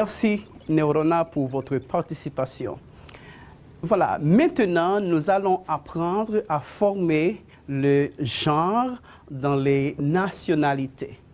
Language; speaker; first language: French; non-native, fluent; Spanish